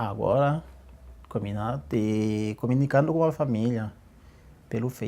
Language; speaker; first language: Portuguese; non-native, learner; Haitian Creole